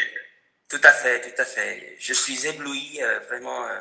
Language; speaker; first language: French; non-native, fluent; Spanish